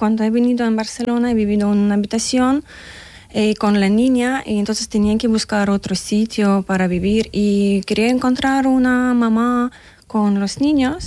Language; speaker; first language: Spanish; non-native, learner; Ukrainian